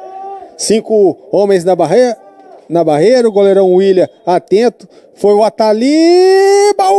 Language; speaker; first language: Portuguese; native; Portuguese